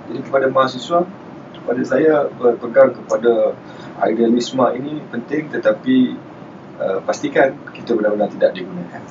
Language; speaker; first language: Malay; native; Malay